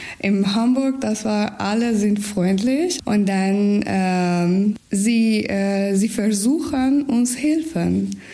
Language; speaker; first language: German; non-native, learner; Persian